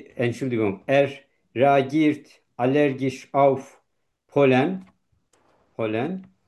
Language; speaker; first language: German; non-native, learner; Turkish